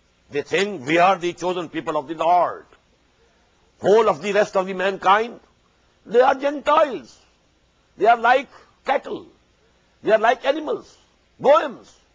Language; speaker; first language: English; non-native, local second language; Urdu